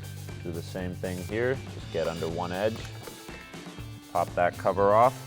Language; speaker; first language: English; native; English